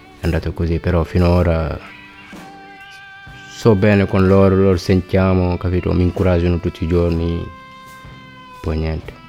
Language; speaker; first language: Italian; non-native, learner; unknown